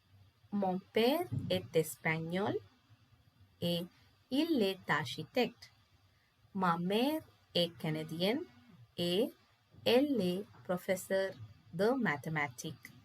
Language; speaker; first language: French; non-native, fluent; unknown